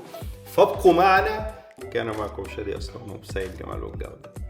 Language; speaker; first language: Arabic; native; Arabic